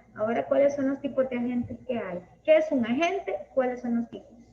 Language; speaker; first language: Spanish; native; Spanish